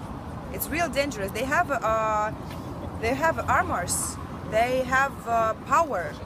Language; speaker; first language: English; non-native, learner; Russian